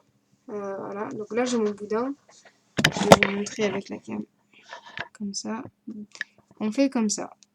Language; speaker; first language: French; native; French